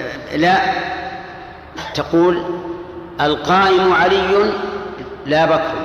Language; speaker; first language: Arabic; native; Arabic